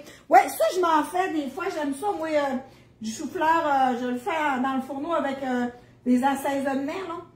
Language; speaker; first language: French; native; French